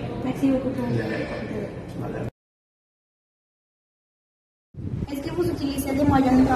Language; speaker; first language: French; non-native, learner; Spanish